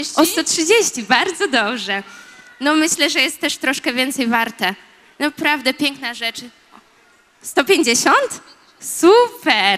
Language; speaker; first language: Polish; native; Polish